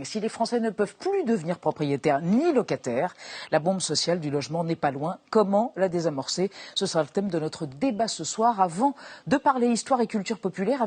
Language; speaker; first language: French; native; French